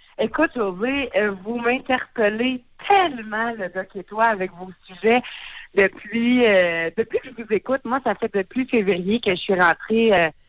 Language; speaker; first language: French; native; French